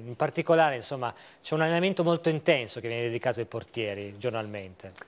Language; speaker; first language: Italian; native; Italian